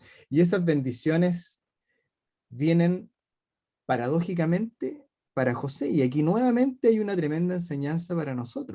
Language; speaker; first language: Spanish; native; Spanish